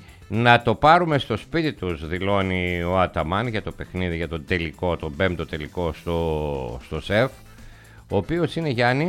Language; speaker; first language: Greek; native; Greek